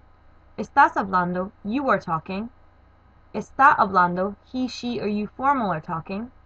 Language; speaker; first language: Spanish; non-native, learner; English